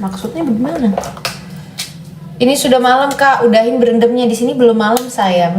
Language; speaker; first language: Indonesian; native; Indonesian